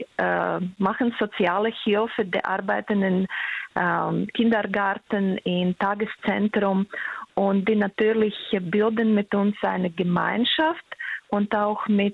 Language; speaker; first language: German; non-native, fluent; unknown